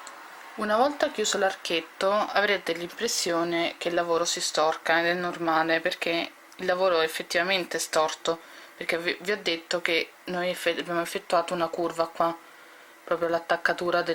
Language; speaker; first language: Italian; native; Italian